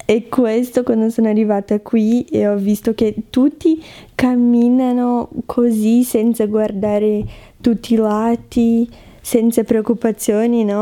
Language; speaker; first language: Italian; non-native, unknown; Portuguese